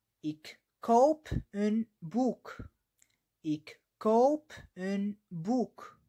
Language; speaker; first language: Dutch; non-native, fluent; Arabic